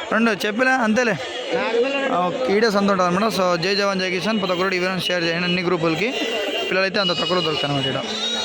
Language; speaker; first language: Telugu; native; Telugu